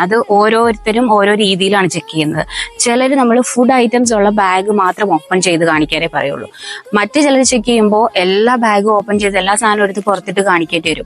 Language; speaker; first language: Malayalam; native; Malayalam